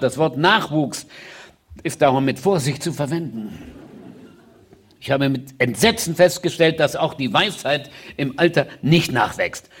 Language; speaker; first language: German; native; German